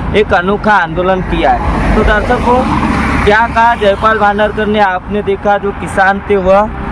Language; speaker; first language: Hindi; non-native, local second language; Marathi